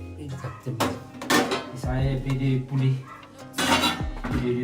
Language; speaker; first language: French; non-native, local second language; Morisyen